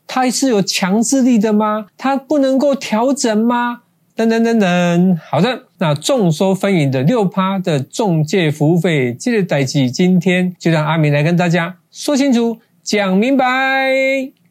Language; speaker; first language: Chinese; native; Chinese